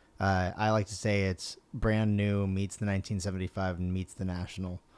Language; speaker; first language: English; native; English